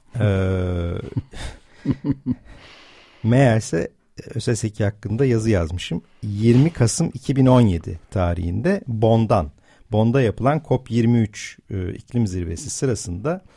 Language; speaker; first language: Turkish; native; Turkish